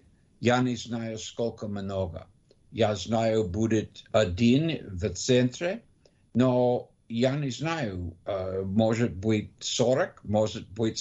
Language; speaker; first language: Russian; non-native, learner; English